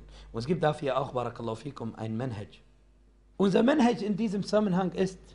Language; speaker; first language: German; non-native, fluent; Arabic